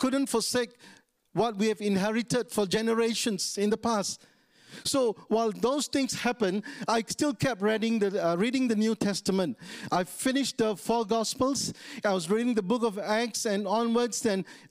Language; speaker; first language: English; non-native, local second language; Tamil